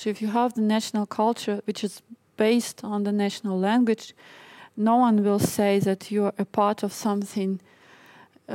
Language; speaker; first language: English; non-native, fluent; Russian